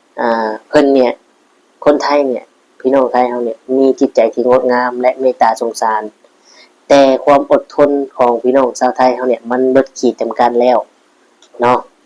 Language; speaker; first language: Thai; non-native, local second language; Northeastern Thai